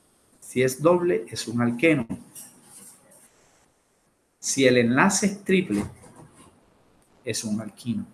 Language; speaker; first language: Spanish; native; Spanish